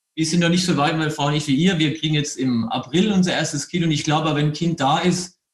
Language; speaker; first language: German; native; German